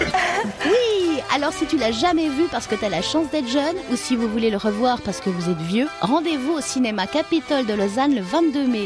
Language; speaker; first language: French; native; French